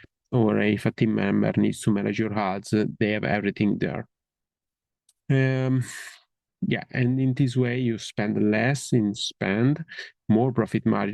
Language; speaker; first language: English; non-native, fluent; Italian